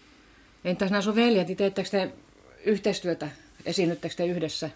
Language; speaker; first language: Finnish; native; Finnish